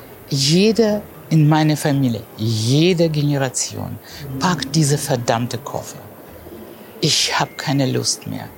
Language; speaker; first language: German; non-native, fluent; Russian